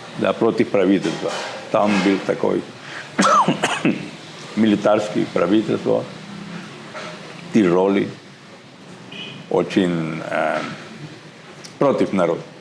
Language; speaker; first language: Russian; non-native, learner; Spanish